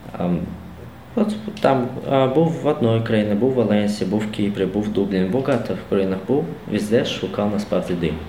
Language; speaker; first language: Ukrainian; non-native, learner; Tajik